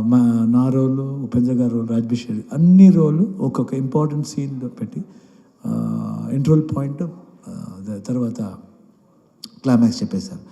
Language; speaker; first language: Telugu; non-native, learner; Kannada